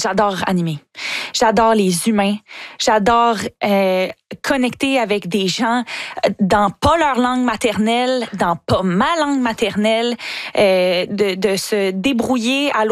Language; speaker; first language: French; native; French